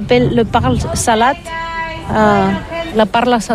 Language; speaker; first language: French; non-native, learner; Catalan